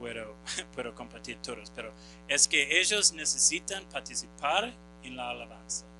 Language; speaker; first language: Spanish; non-native, fluent; English